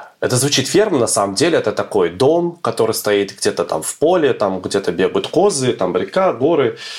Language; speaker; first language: Russian; native; Russian